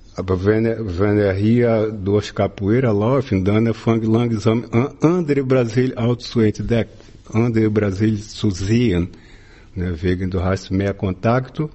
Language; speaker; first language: German; non-native, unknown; Portuguese